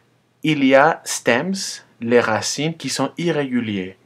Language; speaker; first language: French; non-native, fluent; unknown